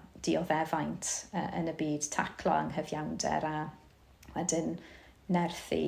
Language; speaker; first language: Welsh; native; Welsh